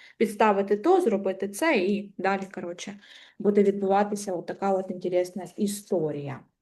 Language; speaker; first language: Ukrainian; native; Ukrainian